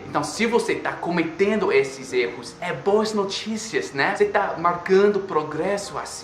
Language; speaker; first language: Portuguese; non-native, fluent; English